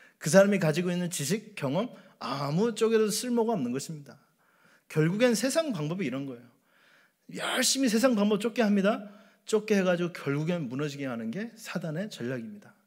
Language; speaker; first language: Korean; native; Korean